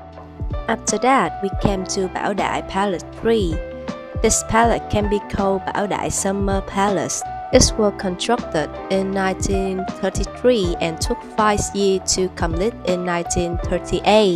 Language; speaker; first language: English; non-native, learner; Vietnamese